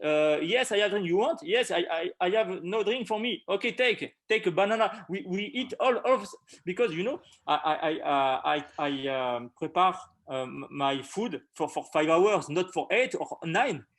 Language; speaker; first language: English; non-native, learner; French